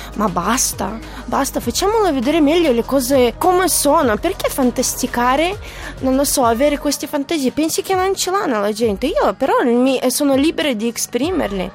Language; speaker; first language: Italian; non-native, fluent; Russian